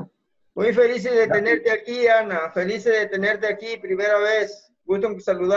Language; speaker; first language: Spanish; native; Spanish